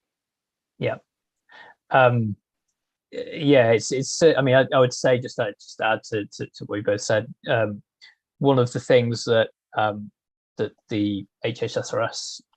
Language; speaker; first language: English; native; English